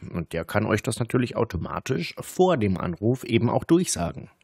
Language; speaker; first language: German; native; German